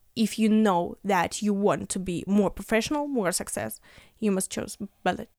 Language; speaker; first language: English; non-native, learner; Ukrainian